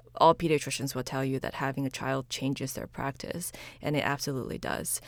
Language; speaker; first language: English; early bilingual, other home language; Chinese